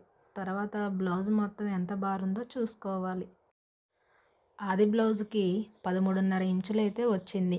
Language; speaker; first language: Telugu; native; Telugu